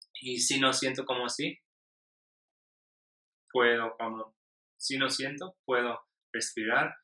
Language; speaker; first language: Spanish; non-native, learner; English